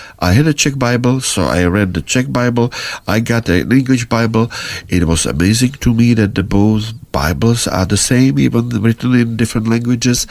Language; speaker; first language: English; non-native, fluent; Czech